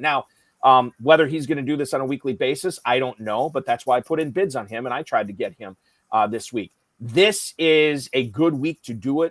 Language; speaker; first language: English; native; English